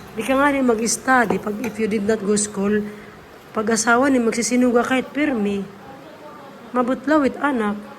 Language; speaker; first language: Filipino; non-native, local second language; Waray